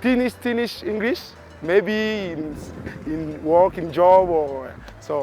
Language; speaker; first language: English; non-native, learner; French